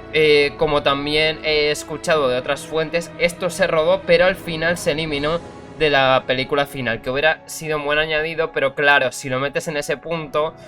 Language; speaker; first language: Spanish; native; Spanish